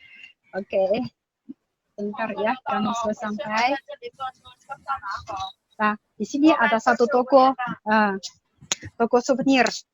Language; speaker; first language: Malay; non-native, learner; Chinese